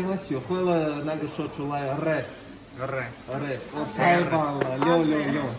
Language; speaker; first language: Chinese; non-native, learner; Tajik